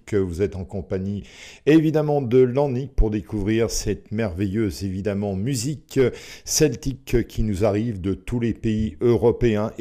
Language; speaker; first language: French; native; French